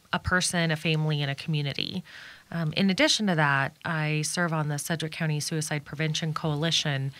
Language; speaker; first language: English; native; English